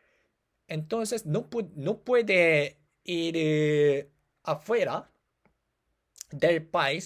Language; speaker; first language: Spanish; non-native, learner; Korean